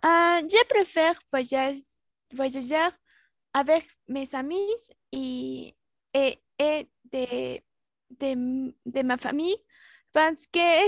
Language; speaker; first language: French; non-native, learner; Spanish